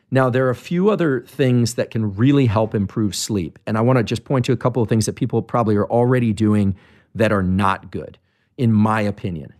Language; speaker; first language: English; native; English